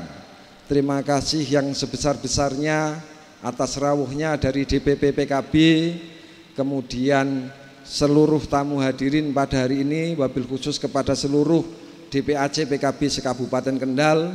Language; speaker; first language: Indonesian; native; Indonesian